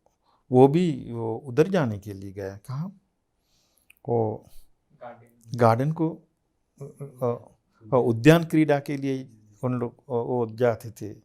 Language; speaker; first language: Hindi; non-native, fluent; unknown